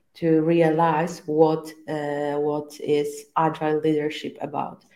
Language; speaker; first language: English; non-native, fluent; Polish